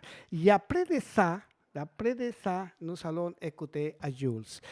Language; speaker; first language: French; non-native, learner; Spanish